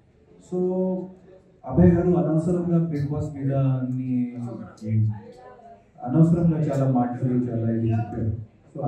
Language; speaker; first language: Telugu; non-native, fluent; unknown